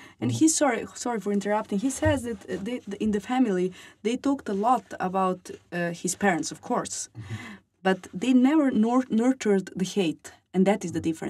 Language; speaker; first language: English; non-native, fluent; Serbian